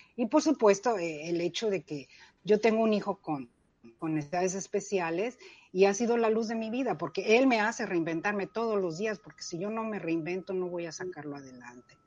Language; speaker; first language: Spanish; early bilingual, other home language; Cantonese